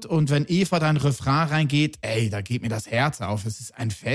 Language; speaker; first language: German; native; German